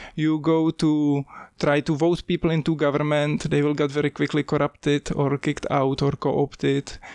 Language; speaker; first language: English; non-native, fluent; Czech